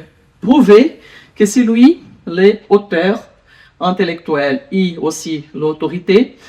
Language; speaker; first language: French; non-native, learner; Portuguese